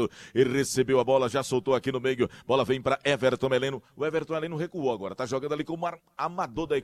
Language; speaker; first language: Portuguese; native; Portuguese